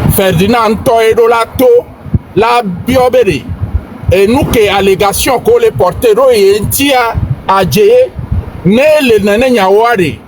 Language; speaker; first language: French; non-native, local second language; Ewe